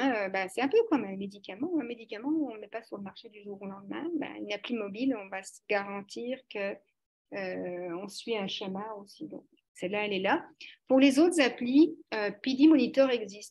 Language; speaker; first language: French; native; French